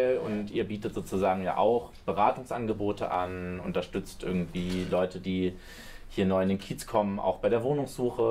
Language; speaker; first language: German; native; German